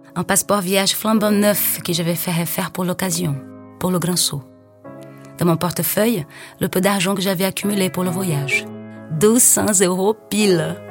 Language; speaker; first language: French; non-native, fluent; Portuguese